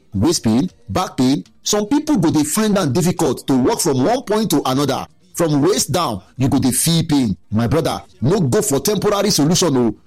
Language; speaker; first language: Nigerian Pidgin; non-native, local second language; Yoruba